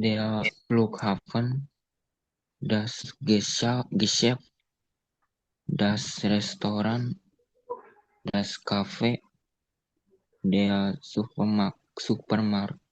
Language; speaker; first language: German; non-native, learner; Indonesian